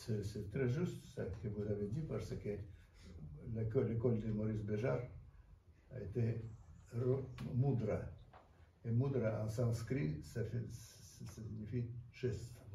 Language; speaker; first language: French; non-native, fluent; Russian